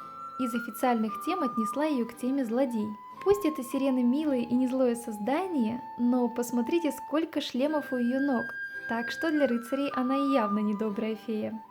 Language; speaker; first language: Russian; native; Russian